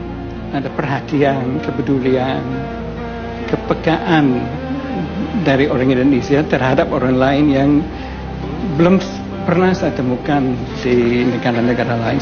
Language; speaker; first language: Indonesian; non-native, fluent; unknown